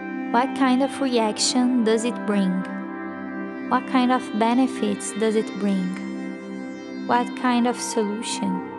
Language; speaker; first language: English; non-native, fluent; Portuguese